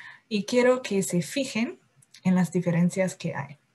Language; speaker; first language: Spanish; non-native, fluent; English